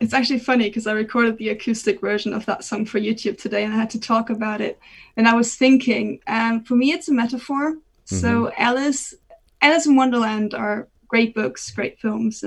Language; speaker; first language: English; non-native, fluent; German